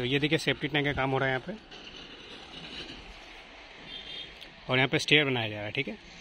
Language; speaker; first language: Hindi; native; Hindi